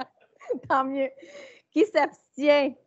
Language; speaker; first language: French; native; French